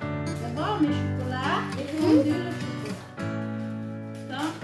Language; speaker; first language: French; non-native, learner; Hmong